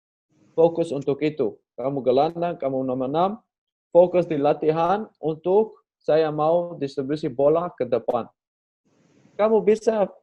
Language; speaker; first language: Indonesian; non-native, learner; Dutch